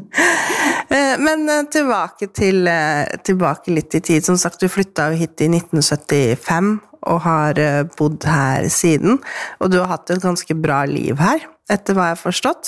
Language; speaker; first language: Norwegian; native; Norwegian